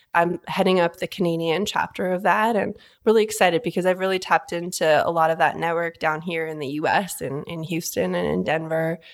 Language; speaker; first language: English; native; English